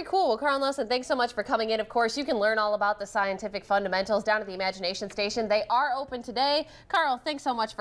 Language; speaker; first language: English; native; English